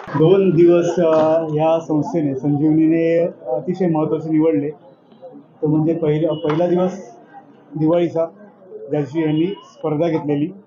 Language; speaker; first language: Marathi; native; Marathi